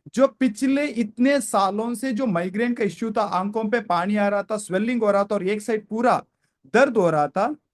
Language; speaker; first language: Hindi; non-native, local second language; Kannada